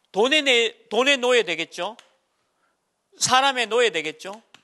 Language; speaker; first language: Korean; native; Korean